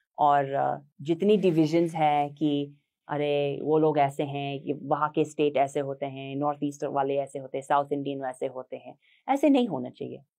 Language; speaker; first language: Hindi; non-native, fluent; English